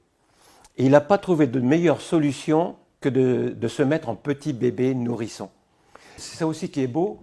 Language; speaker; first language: French; native; French